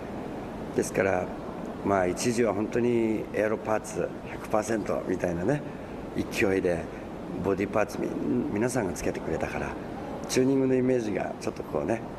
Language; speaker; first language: Japanese; native; Japanese